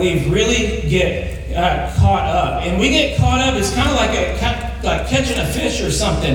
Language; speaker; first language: English; native; English